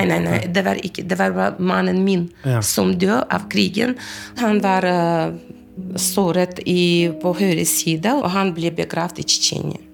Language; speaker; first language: Norwegian; non-native, fluent; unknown